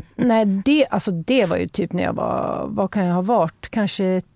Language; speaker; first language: Norwegian; non-native, fluent; Swedish